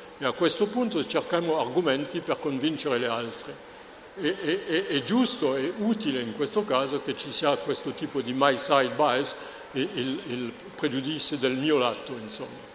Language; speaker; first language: Italian; non-native, fluent; French